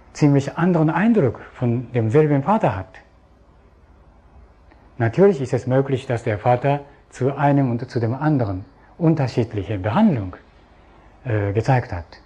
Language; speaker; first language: German; non-native, fluent; Japanese